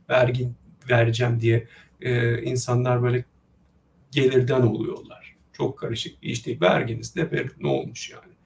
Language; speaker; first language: Turkish; native; Turkish